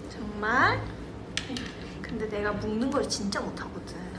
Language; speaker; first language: Korean; native; Korean